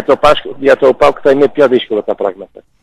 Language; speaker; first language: Greek; non-native, fluent; Portuguese